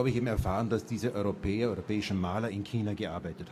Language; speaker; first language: German; native; German